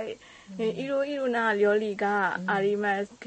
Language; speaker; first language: Japanese; non-native, learner; Burmese